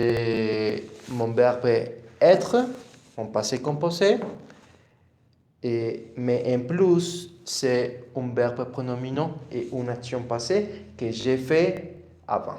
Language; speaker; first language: French; non-native, learner; Spanish